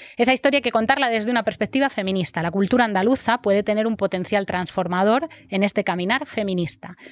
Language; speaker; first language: Spanish; native; Spanish